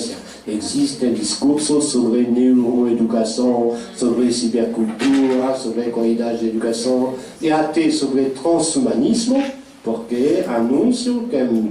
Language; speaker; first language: Portuguese; non-native, fluent; French